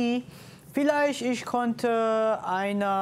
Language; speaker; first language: German; non-native, learner; Malay